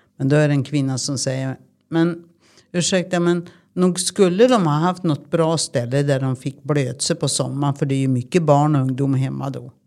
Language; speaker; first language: Swedish; native; Swedish